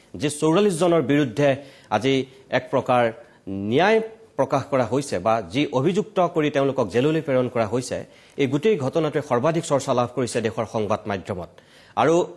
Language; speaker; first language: Assamese; native; Assamese